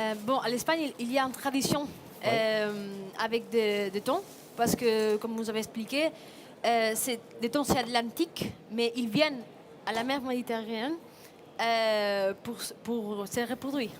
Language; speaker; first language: French; non-native, fluent; Spanish